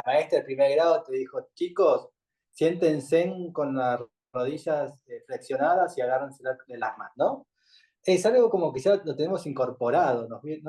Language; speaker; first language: Spanish; native; Spanish